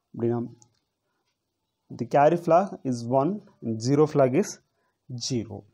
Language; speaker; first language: English; non-native, local second language; Tamil